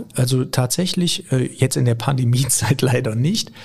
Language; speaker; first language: German; native; German